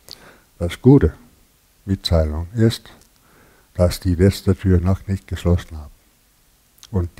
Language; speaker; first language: German; non-native, learner; Danish